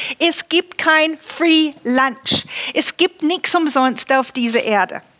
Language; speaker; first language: German; non-native, fluent; English